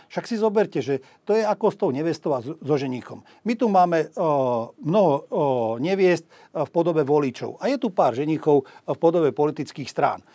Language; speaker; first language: Slovak; non-native, local second language; Hungarian